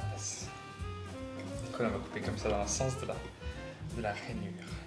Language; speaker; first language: French; non-native, fluent; Japanese